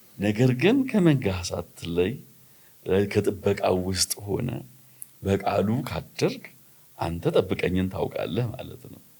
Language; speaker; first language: Amharic; native; Amharic